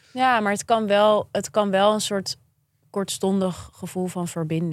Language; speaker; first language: Dutch; native; Dutch